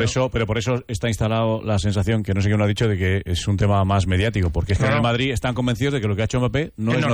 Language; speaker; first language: Spanish; native; Spanish